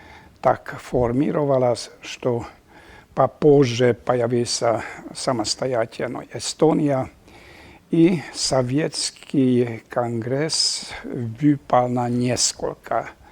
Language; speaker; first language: Russian; non-native, fluent; Hungarian